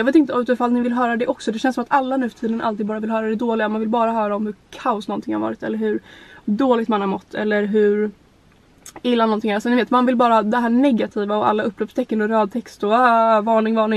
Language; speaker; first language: Swedish; native; Swedish